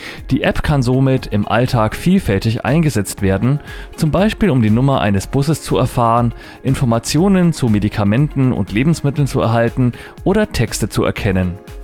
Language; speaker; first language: German; native; German